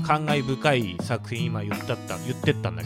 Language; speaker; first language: Japanese; native; Japanese